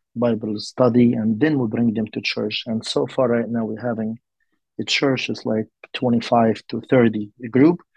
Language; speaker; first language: English; non-native, learner; Arabic